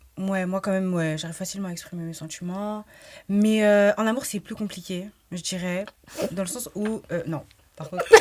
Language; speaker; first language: French; early bilingual, other home language; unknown